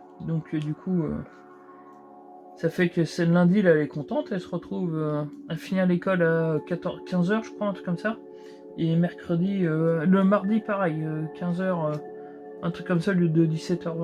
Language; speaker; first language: French; native; French